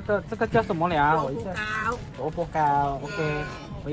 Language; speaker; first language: Chinese; native; Chinese